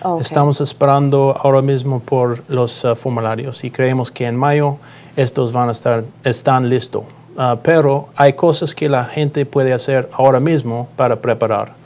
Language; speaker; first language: Spanish; non-native, learner; English